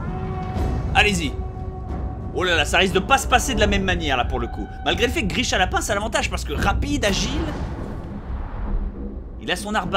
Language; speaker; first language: French; native; French